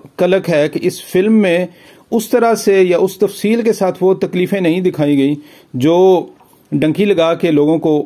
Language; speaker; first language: Urdu; non-native, local second language; Pahari-Potwari